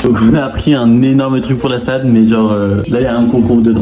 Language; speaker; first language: French; native; French